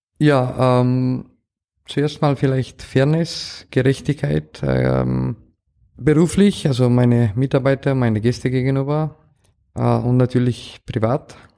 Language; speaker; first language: German; non-native, fluent; Romanian